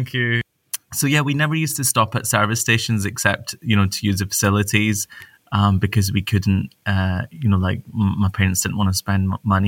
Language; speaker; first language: English; native; English